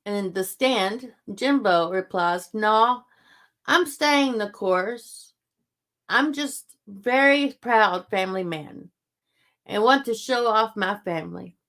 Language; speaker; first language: English; native; English